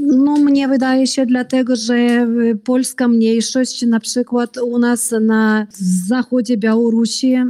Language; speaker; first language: Polish; early bilingual, heritage; Polish